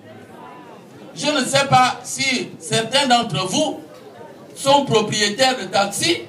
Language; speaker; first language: French; non-native, local second language; Fang